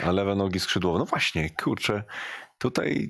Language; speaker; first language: Polish; native; Polish